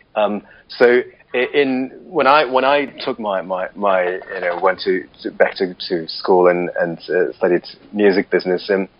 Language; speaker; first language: English; non-native, fluent; Russian